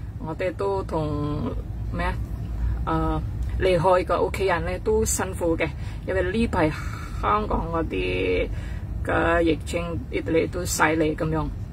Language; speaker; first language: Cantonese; non-native, fluent; Indonesian